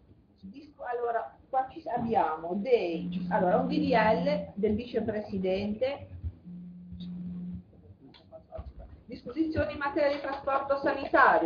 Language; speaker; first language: Italian; native; Italian